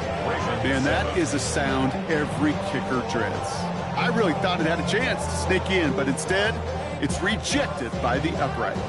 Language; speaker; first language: English; native; English